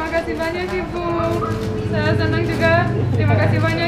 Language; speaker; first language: Indonesian; non-native, fluent; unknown